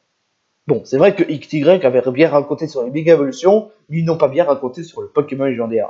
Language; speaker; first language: French; native; French